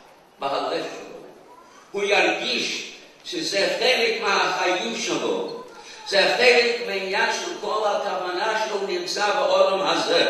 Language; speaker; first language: Hebrew; non-native, fluent; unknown